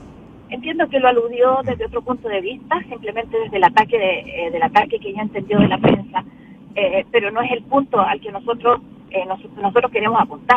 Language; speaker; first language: Spanish; native; Spanish